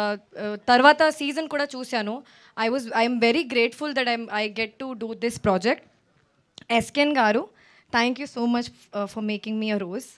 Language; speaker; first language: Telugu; non-native, local second language; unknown